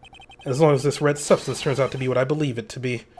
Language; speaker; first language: English; native; English